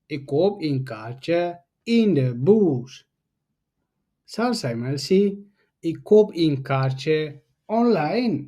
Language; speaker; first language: Dutch; non-native, fluent; Tigrinya